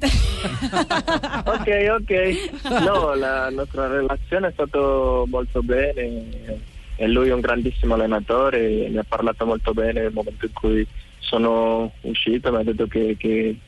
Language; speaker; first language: Italian; non-native, fluent; Spanish